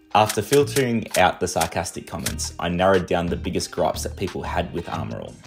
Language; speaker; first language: English; native; English